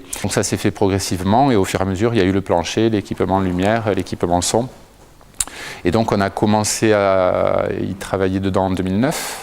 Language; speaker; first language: French; native; French